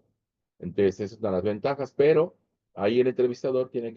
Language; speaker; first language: Spanish; native; Spanish